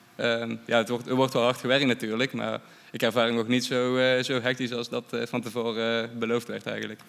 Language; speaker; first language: Dutch; native; Dutch